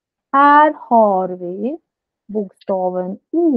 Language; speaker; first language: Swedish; non-native, fluent; Russian